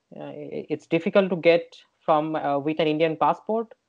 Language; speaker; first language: English; non-native, local second language; Bangla